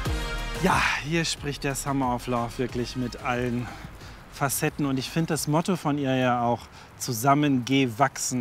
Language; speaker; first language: German; native; German